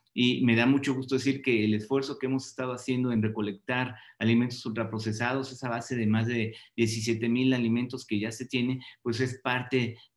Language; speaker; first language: Spanish; native; Spanish